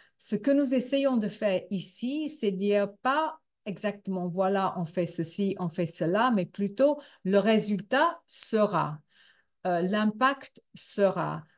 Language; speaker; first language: French; non-native, fluent; English